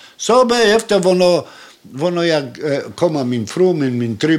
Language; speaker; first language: Swedish; non-native, learner; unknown